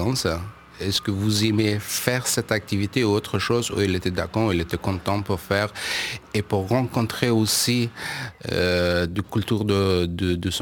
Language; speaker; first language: French; non-native, learner; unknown